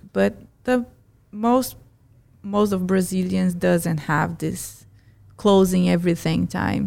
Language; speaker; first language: English; non-native, fluent; Portuguese